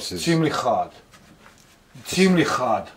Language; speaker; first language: German; non-native, learner; Croatian